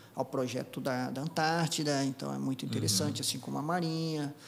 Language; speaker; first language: Portuguese; native; Portuguese